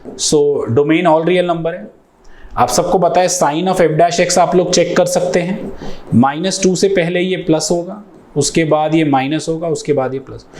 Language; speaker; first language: Hindi; native; Hindi